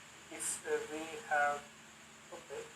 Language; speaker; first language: English; non-native, learner; Turkish